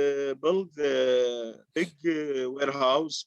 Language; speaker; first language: English; non-native, learner; Arabic